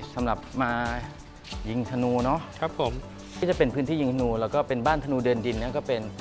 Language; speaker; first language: Thai; native; Thai